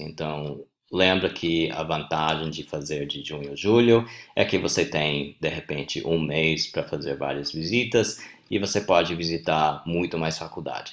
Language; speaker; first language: Portuguese; non-native, fluent; English